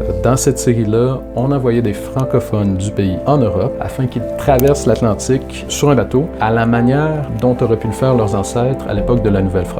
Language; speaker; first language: French; native; French